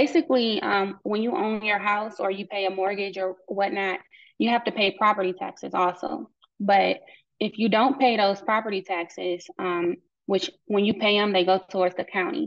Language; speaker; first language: English; native; English